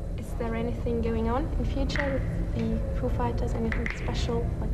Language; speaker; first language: English; non-native, fluent; German